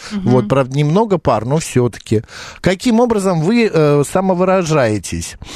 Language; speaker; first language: Russian; native; Russian